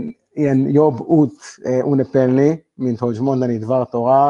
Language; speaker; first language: Hungarian; non-native, learner; Hebrew